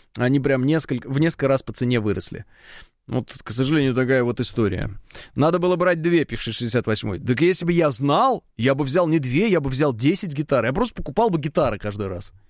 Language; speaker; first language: Russian; native; Russian